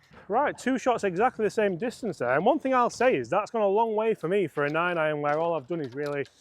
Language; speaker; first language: English; native; English